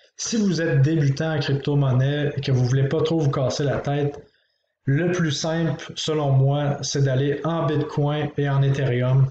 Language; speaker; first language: French; native; French